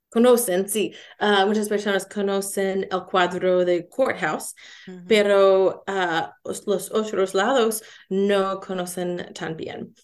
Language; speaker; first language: Spanish; non-native, learner; English